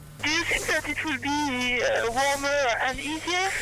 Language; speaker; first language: English; non-native, learner; French